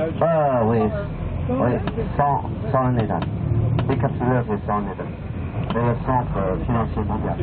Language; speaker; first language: French; non-native, fluent; Chinese